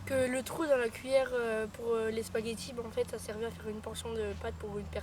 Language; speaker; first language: French; native; French